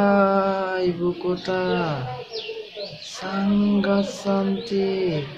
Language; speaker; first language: Indonesian; non-native, learner; Bangla